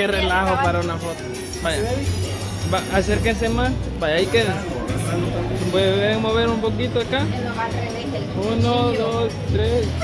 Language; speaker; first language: Spanish; early bilingual, heritage; Spanish